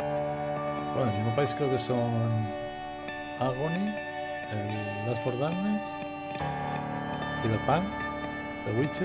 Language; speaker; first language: Spanish; native; Spanish